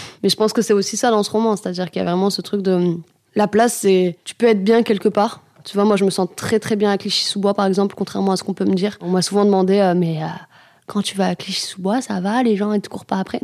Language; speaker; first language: French; native; French